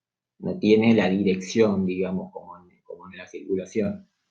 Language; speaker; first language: Spanish; native; Spanish